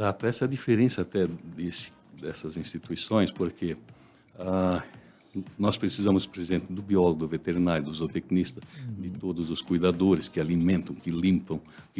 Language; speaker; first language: Portuguese; native; Portuguese